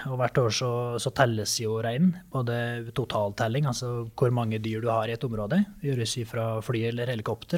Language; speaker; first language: Norwegian; native; Norwegian